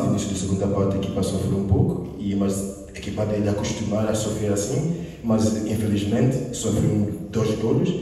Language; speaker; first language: Portuguese; non-native, fluent; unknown